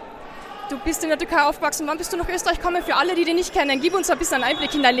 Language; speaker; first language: German; native; German